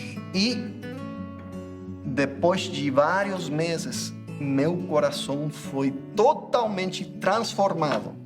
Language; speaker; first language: Portuguese; non-native, fluent; English